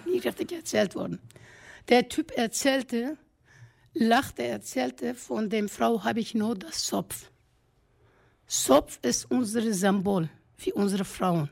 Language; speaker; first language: German; non-native, fluent; Kurdish